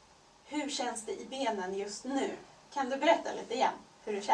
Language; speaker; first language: Swedish; native; Swedish